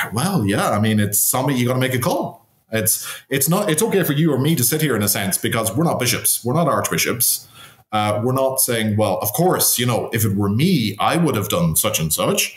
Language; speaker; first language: English; native; English